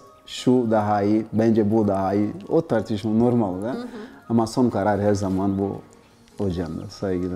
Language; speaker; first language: Turkish; non-native, learner; Portuguese